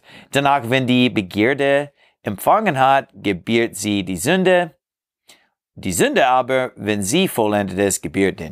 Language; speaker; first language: German; non-native, learner; English